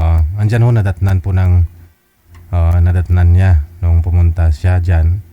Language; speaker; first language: Filipino; native; Filipino